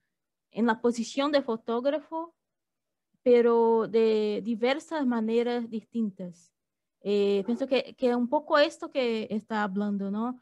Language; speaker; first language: Spanish; non-native, fluent; Portuguese